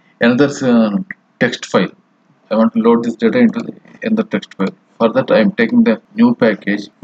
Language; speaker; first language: English; non-native, local second language; Telugu